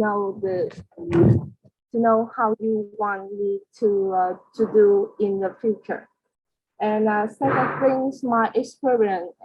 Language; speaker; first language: English; non-native, learner; Vietnamese